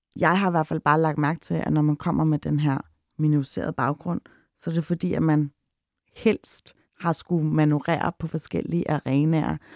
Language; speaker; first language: Danish; early bilingual, other home language; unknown